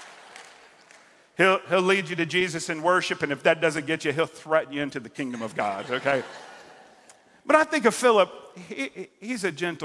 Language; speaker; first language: English; native; English